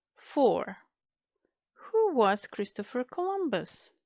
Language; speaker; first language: English; non-native, fluent; Macedonian